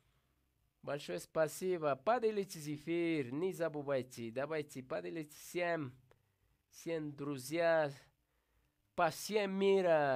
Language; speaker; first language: Russian; non-native, learner; Spanish